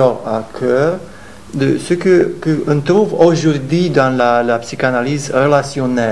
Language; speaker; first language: French; non-native, fluent; Romanian